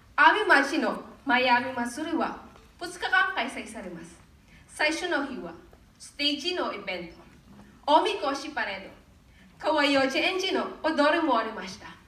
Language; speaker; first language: Japanese; non-native, learner; Filipino